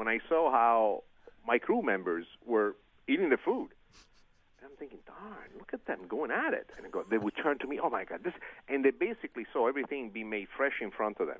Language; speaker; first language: English; non-native, fluent; Italian